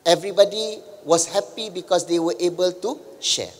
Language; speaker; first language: English; non-native, local second language; Malay